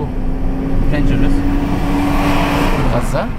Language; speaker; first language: English; non-native, learner; Arabic